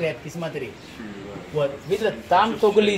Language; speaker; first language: Russian; non-native, learner; Sinhala